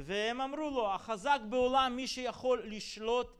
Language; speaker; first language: Hebrew; non-native, fluent; Russian